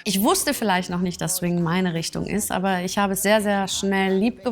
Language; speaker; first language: German; native; German